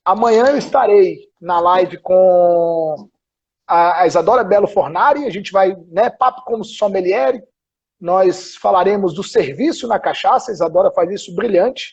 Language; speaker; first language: Portuguese; native; Portuguese